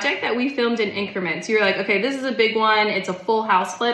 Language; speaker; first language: English; native; English